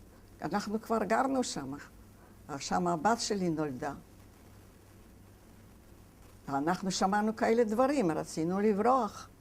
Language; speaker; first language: Hebrew; non-native, fluent; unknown